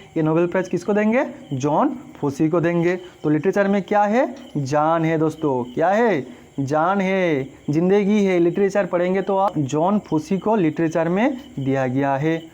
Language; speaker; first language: Hindi; non-native, local second language; Bangla